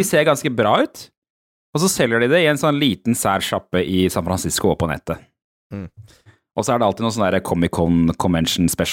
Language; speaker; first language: Norwegian; native; Norwegian